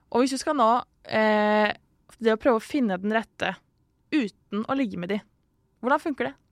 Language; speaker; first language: Norwegian; native; Norwegian